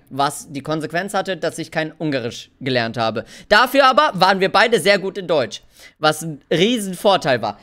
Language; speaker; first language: German; early bilingual, other home language; Hungarian